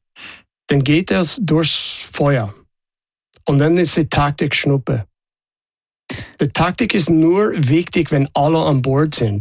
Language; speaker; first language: German; non-native, fluent; English